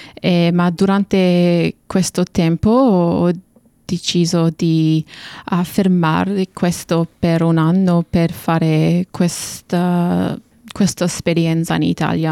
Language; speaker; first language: Italian; non-native, fluent; English